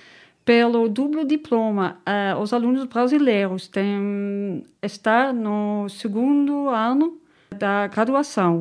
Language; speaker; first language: Portuguese; non-native, learner; Dutch